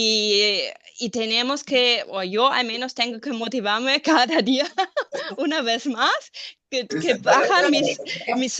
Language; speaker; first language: Spanish; non-native, fluent; German